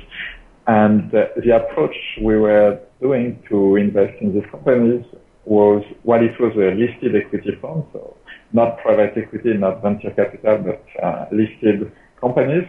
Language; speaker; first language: English; non-native, fluent; French